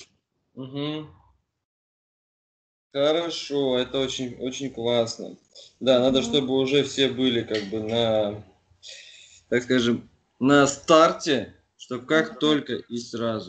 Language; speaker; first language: Russian; native; Russian